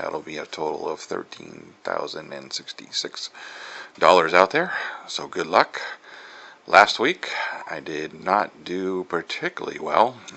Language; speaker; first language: English; native; English